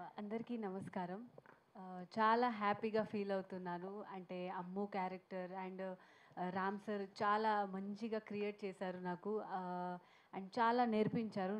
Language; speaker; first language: Telugu; non-native, fluent; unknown